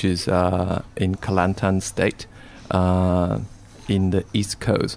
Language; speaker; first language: English; non-native, local second language; Cantonese